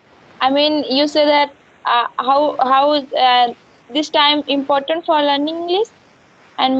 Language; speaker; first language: English; non-native, learner; Hindi